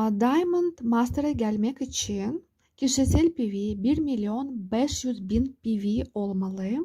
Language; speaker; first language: Turkish; non-native, fluent; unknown